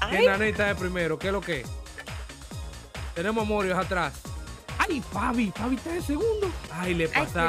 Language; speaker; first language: Spanish; native; Spanish